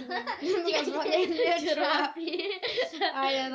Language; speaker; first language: Bulgarian; native; Bulgarian